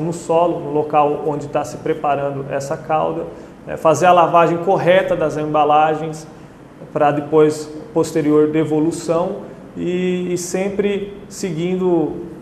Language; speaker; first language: Portuguese; native; Portuguese